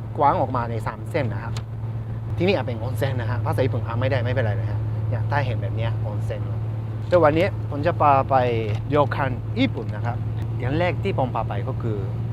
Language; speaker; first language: Thai; non-native, fluent; Japanese